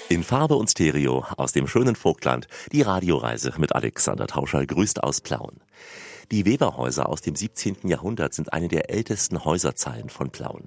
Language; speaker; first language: German; native; German